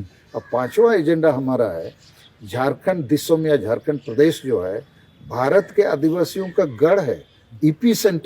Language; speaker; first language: Hindi; non-native, local second language; Santali